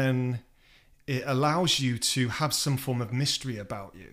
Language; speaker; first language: English; native; English